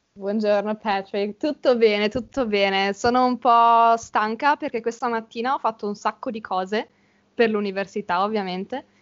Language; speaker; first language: Italian; native; Italian